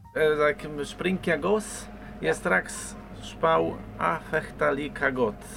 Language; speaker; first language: Icelandic; non-native, learner; Polish